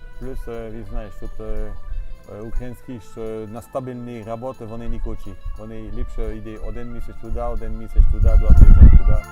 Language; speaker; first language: Ukrainian; non-native, learner; French